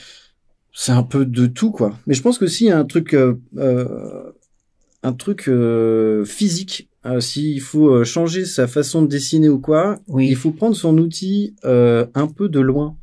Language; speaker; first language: French; native; French